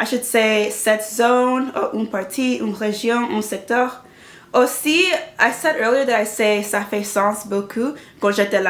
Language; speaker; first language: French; non-native, learner; English